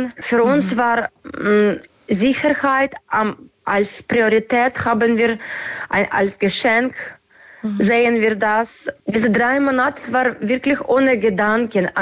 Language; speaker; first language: German; non-native, learner; Ukrainian